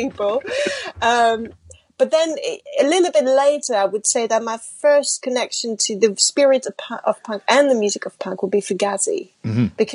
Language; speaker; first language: English; non-native, fluent; French